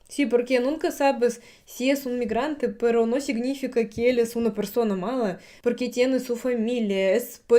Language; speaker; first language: Spanish; non-native, fluent; Russian